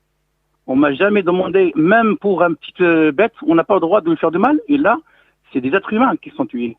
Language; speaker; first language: French; non-native, local second language; Arabic